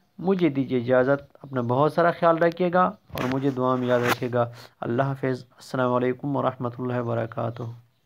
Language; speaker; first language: Urdu; non-native, local second language; Pashto